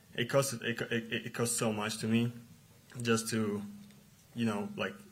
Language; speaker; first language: English; non-native, fluent; Russian